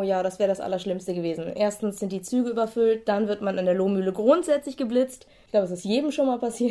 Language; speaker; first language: German; native; German